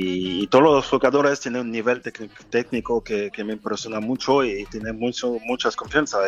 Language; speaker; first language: Spanish; non-native, fluent; French